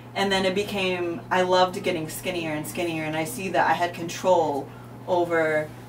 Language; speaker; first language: English; native; English